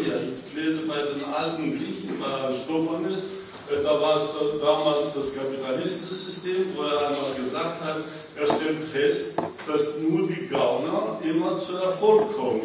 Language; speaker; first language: German; non-native, fluent; Greek